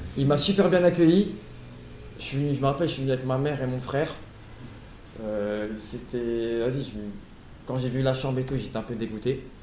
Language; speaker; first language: French; native; French